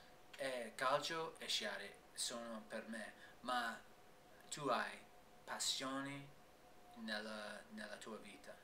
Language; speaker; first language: Italian; non-native, learner; English